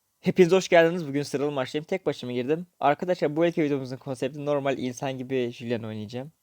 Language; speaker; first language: Turkish; native; Turkish